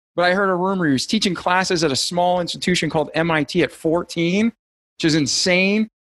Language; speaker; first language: English; native; English